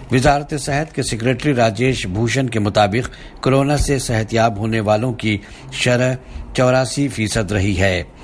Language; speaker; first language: Urdu; native; Urdu